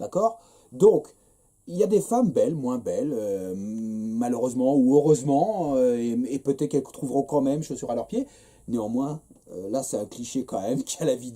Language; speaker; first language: French; native; French